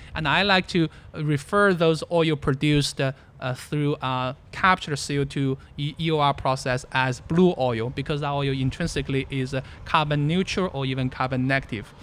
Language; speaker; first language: English; non-native, fluent; Chinese